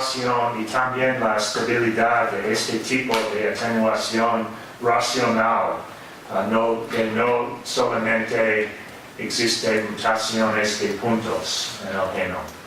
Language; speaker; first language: Spanish; non-native, fluent; English